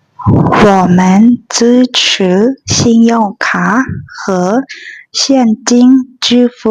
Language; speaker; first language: Chinese; non-native, fluent; Burmese